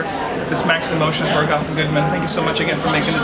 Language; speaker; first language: English; native; English